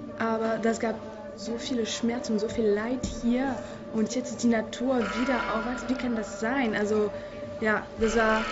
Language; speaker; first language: German; non-native, fluent; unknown